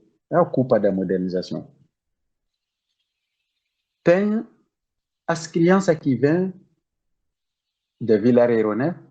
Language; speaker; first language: Portuguese; non-native, learner; Bambara